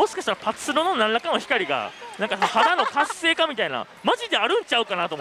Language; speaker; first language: Japanese; native; Japanese